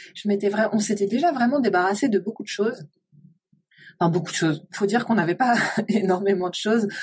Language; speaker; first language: French; native; French